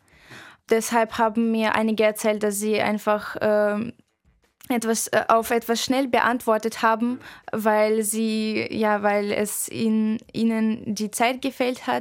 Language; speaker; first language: German; non-native, fluent; Russian